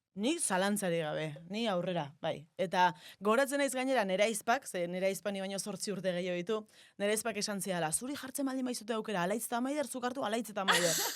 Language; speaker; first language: Basque; native; Basque